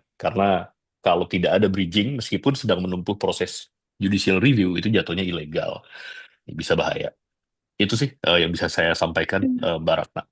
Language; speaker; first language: Indonesian; native; Indonesian